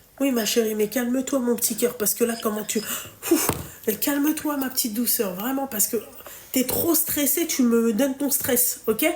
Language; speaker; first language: French; native; French